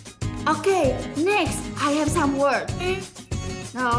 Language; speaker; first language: English; non-native, local second language; Indonesian